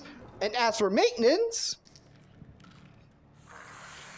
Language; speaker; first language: English; native; English